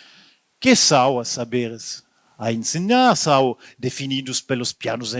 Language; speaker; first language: Portuguese; non-native, learner; French